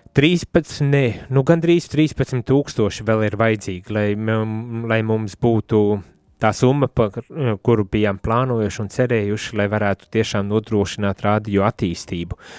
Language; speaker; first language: Latvian; native; Latvian